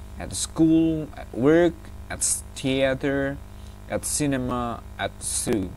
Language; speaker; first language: English; non-native, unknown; Indonesian